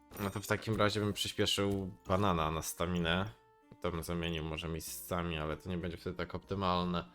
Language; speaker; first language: Polish; native; Polish